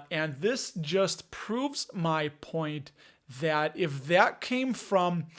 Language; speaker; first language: English; native; English